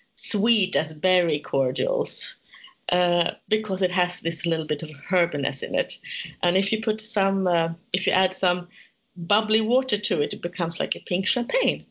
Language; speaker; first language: English; non-native, fluent; Swedish